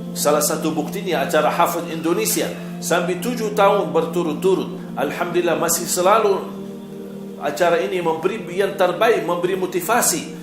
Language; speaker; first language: Malay; non-native, fluent; Arabic